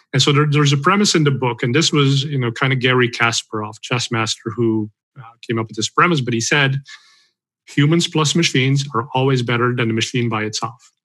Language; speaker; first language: English; non-native, fluent; Dutch